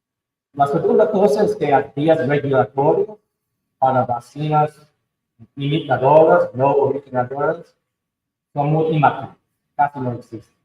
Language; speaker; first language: Spanish; non-native, fluent; English